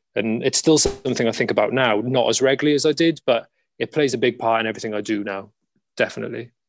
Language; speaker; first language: English; native; English